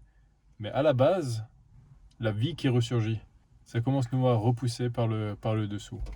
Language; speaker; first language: French; native; French